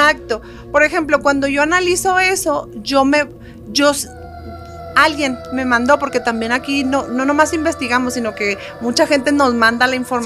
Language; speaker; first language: Spanish; native; Spanish